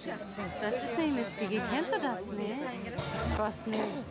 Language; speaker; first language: German; native; German